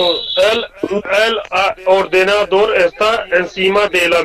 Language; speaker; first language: Spanish; non-native, learner; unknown